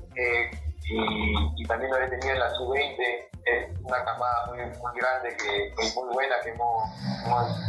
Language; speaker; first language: Spanish; native; Spanish